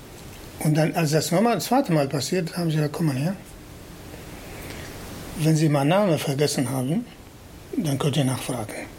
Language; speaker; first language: German; non-native, fluent; Arabic